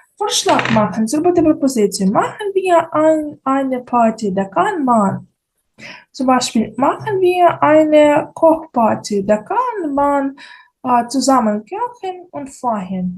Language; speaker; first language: German; non-native, fluent; Ukrainian